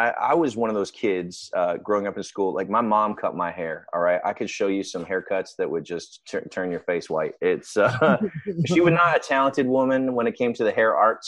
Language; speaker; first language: English; native; English